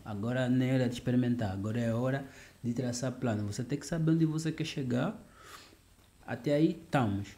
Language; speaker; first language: Portuguese; native; Portuguese